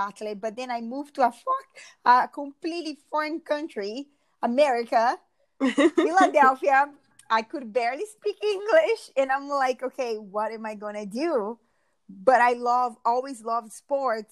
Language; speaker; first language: English; non-native, fluent; Portuguese